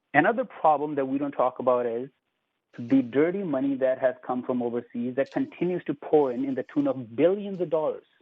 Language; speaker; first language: English; non-native, local second language; Punjabi